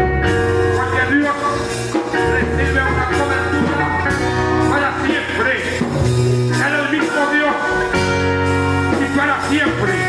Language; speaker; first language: Spanish; non-native, fluent; Haitian Creole